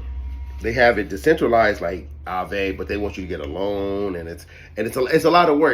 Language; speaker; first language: English; native; English